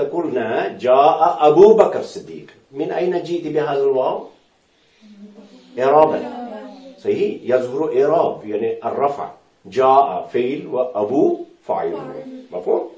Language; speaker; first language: Arabic; non-native, fluent; Urdu